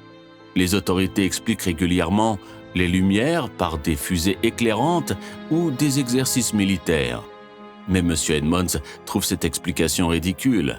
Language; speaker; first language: French; native; French